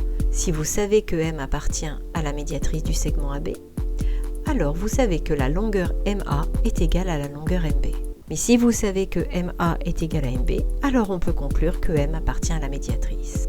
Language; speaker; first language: French; native; French